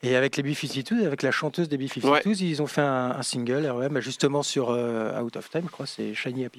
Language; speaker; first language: French; native; French